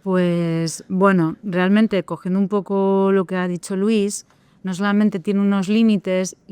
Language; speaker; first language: Spanish; native; Spanish